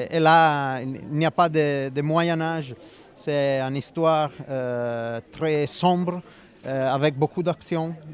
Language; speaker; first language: French; non-native, fluent; Italian